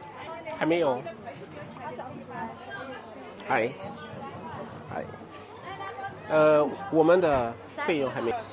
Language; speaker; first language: Chinese; non-native, fluent; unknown